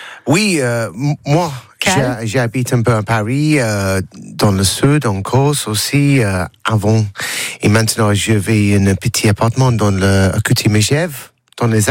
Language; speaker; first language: French; non-native, learner; English